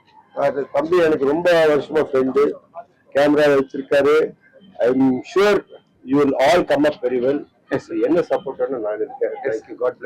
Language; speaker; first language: Tamil; non-native, local second language; Punjabi